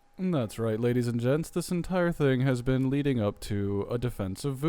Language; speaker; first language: English; native; English